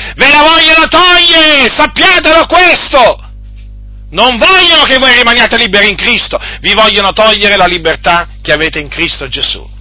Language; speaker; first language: Italian; native; Italian